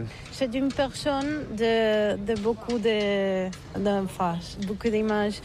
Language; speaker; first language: French; non-native, learner; Catalan